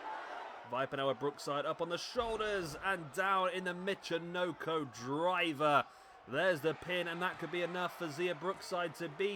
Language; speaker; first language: English; native; English